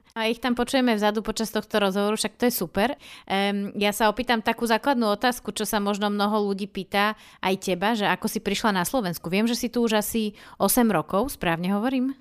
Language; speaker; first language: Slovak; native; Slovak